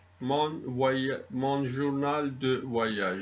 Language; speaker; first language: French; non-native, fluent; Turkish